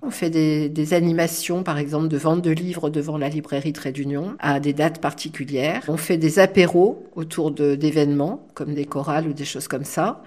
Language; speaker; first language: French; native; French